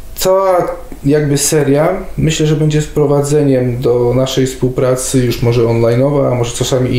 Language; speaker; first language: Polish; native; Polish